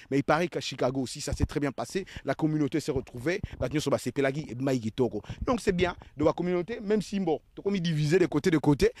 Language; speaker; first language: French; non-native, local second language; Lingala